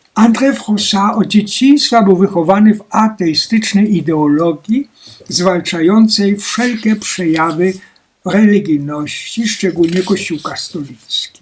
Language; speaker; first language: Polish; native; Polish